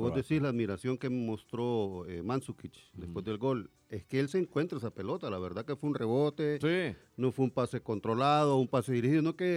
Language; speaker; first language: Spanish; native; Spanish